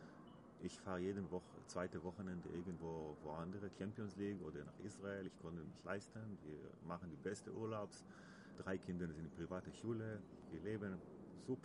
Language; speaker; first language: German; non-native, learner; Hebrew